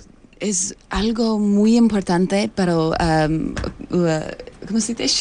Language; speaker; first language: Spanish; non-native, learner; English